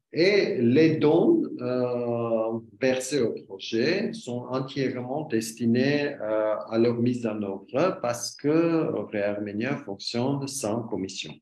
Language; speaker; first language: French; non-native, learner; Armenian